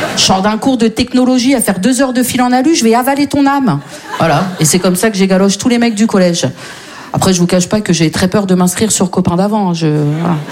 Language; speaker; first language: French; native; French